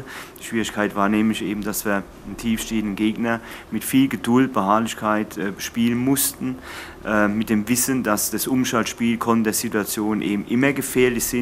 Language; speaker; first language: German; native; German